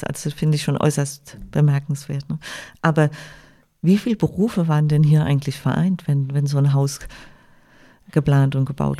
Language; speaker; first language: German; native; German